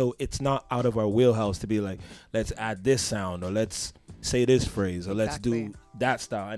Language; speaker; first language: English; native; English